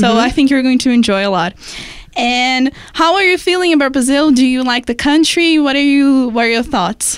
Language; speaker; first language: English; non-native, fluent; Portuguese